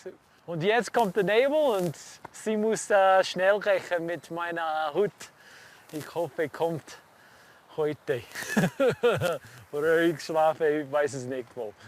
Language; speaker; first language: German; non-native, learner; English